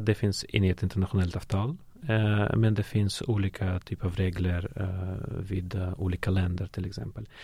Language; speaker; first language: Swedish; non-native, fluent; Russian